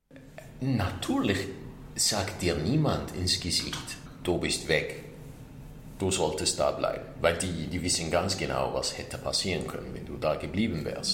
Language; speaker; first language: German; non-native, fluent; Arabic